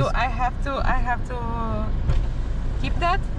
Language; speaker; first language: English; non-native, learner; Portuguese